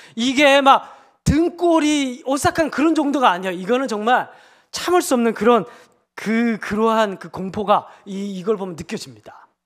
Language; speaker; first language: Korean; native; Korean